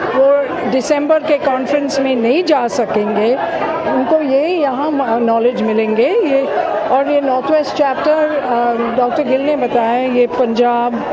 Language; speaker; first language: Hindi; non-native, local second language; Punjabi